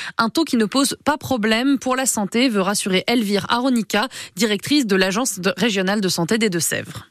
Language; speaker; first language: French; native; French